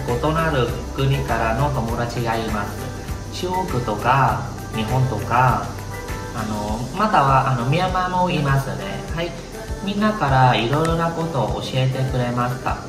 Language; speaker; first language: Japanese; non-native, learner; Vietnamese